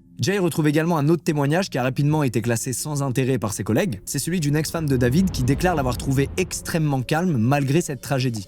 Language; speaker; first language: French; native; French